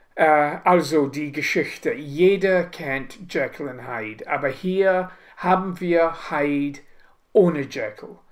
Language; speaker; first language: German; non-native, learner; English